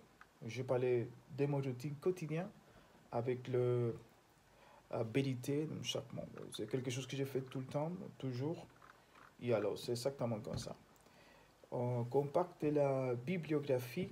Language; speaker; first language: French; non-native, learner; Spanish